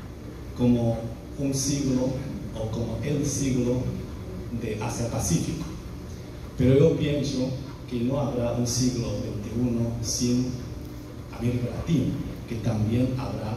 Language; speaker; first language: Spanish; non-native, fluent; Chinese